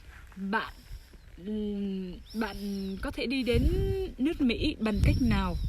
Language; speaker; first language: Vietnamese; non-native, fluent; French